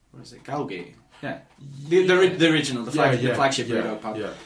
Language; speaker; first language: English; native; English